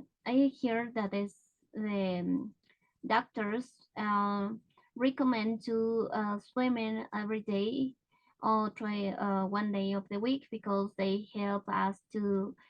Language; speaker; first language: English; non-native, learner; Spanish